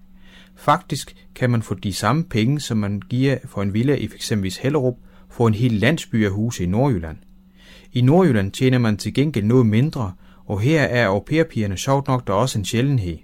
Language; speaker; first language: Danish; native; Danish